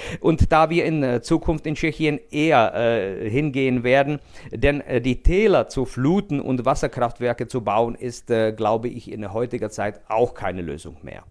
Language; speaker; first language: German; non-native, fluent; Czech